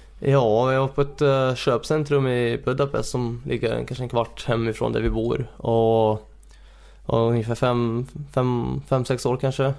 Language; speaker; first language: Swedish; early bilingual, other home language; Hungarian